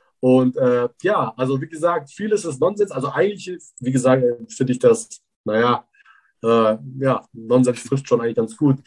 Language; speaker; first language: German; early bilingual, other home language; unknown